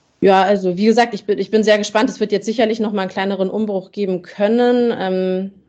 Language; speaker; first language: German; native; German